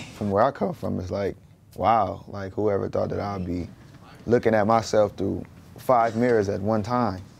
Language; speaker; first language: English; native; English